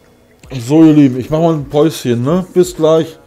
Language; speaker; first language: German; native; German